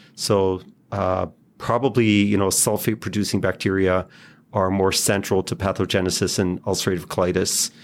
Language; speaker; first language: English; non-native, fluent; Hebrew